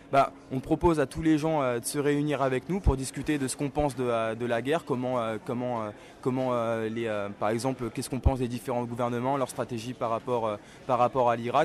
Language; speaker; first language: French; native; French